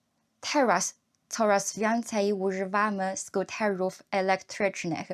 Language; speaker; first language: Polish; non-native, learner; Chinese